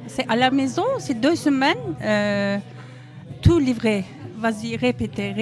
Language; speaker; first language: French; non-native, learner; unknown